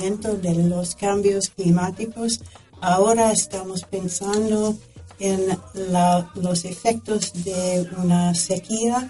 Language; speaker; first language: Spanish; non-native, fluent; English